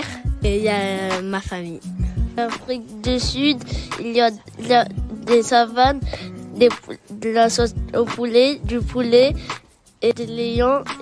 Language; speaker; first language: French; non-native, learner; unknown